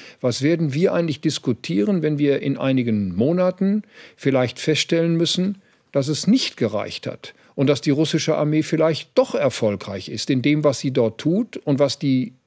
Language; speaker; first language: German; native; German